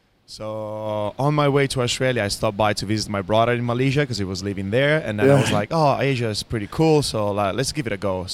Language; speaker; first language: English; non-native, fluent; Italian